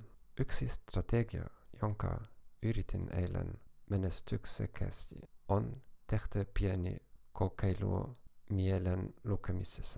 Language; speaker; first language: Finnish; non-native, fluent; German